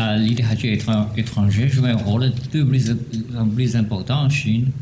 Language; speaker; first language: French; non-native, fluent; Chinese